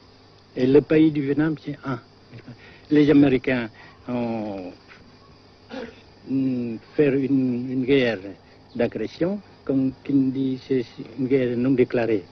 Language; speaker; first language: French; non-native, fluent; Vietnamese